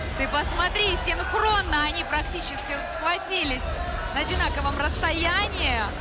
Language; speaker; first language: Russian; native; Russian